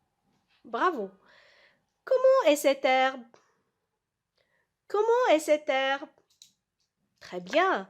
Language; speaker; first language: French; non-native, local second language; Arabic